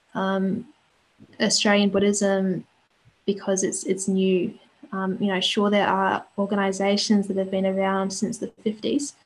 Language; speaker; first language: English; native; English